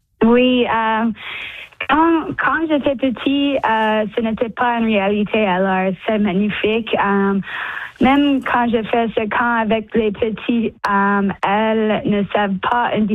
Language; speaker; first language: French; early bilingual, heritage; English